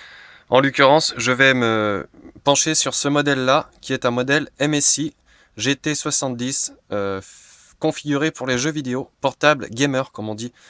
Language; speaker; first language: French; native; French